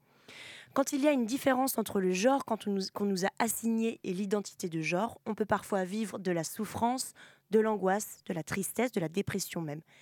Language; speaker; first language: French; native; French